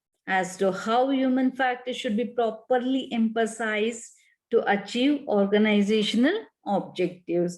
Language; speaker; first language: English; non-native, local second language; Kannada